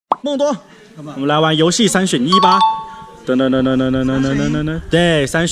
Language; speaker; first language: Chinese; native; Chinese